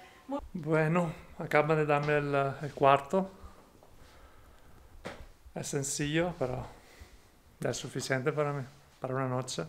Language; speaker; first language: Spanish; non-native, fluent; Portuguese